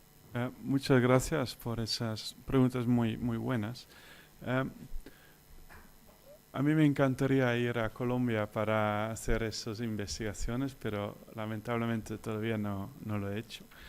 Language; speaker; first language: Spanish; non-native, fluent; Dutch